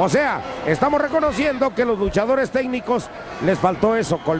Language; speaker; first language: Spanish; native; Spanish